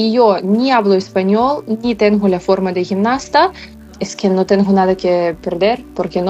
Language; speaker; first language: Spanish; non-native, fluent; Ukrainian